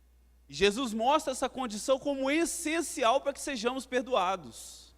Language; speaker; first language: Portuguese; native; Portuguese